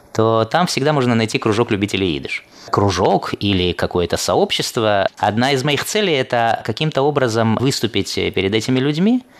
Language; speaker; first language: Russian; native; Russian